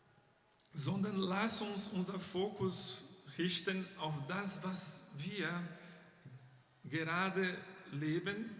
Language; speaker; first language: German; non-native, fluent; Portuguese